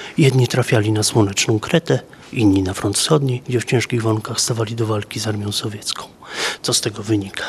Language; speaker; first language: Polish; native; Polish